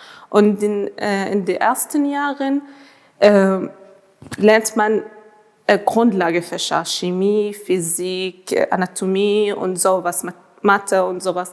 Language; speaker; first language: German; non-native, fluent; Arabic